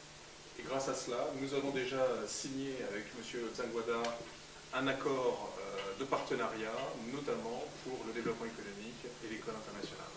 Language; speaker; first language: French; native; French